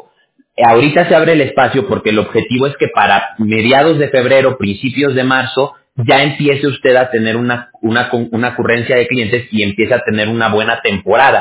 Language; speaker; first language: Spanish; native; Spanish